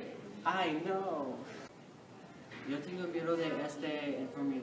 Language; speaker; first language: Spanish; non-native, learner; English